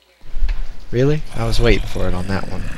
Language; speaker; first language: English; native; English